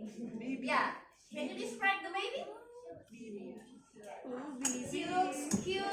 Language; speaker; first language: English; non-native, learner; Indonesian